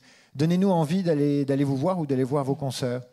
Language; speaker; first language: French; native; French